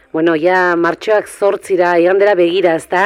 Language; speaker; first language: Basque; native; Basque